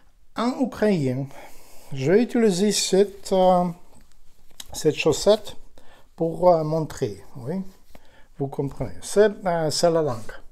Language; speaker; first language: French; non-native, fluent; Ukrainian